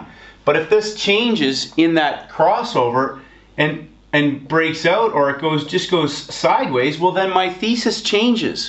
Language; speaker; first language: English; native; English